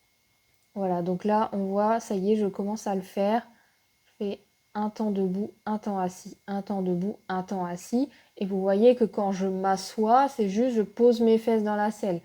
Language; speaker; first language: French; native; French